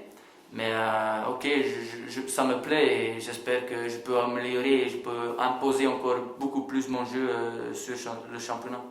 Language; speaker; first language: French; non-native, local second language; Dutch